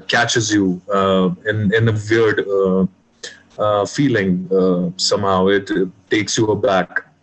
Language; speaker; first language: English; non-native, local second language; Kashmiri